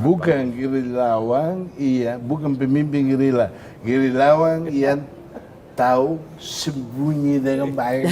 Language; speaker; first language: Indonesian; non-native, fluent; Tetum